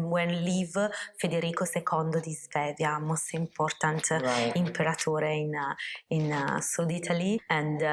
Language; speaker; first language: English; non-native, learner; Italian